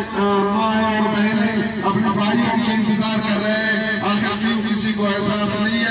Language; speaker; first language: Urdu; non-native, local second language; Baluchi